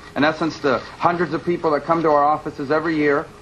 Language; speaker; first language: English; early bilingual, other home language; Spanish